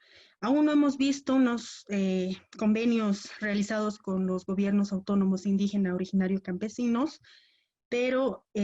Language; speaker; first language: Spanish; native; Spanish